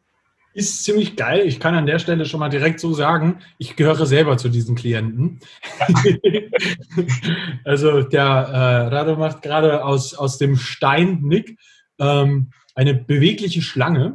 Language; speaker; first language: German; native; German